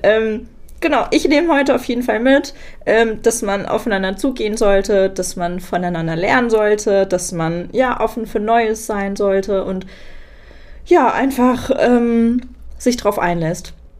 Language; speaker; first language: German; native; German